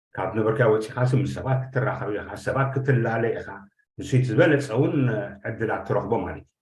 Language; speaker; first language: Tigrinya; native; Tigrinya